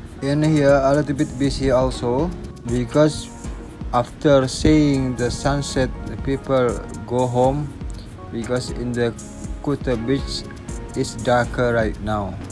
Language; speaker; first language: English; non-native, local second language; Indonesian